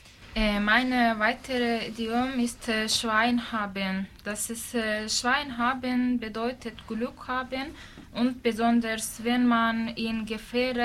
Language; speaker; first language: German; non-native, learner; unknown